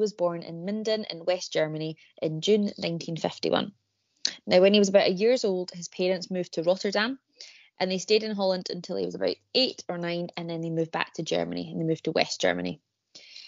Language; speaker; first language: English; native; English